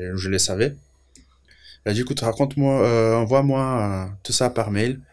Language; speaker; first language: French; non-native, fluent; Portuguese